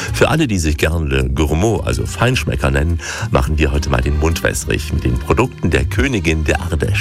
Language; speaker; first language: German; native; German